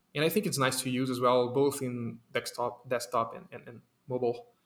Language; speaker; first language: English; non-native, fluent; Portuguese